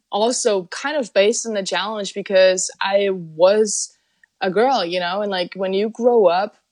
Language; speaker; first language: English; non-native, fluent; German